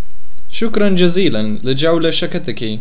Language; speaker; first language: Arabic; non-native, learner; English